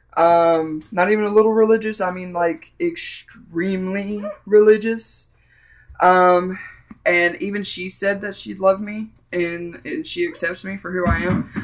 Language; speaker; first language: English; native; English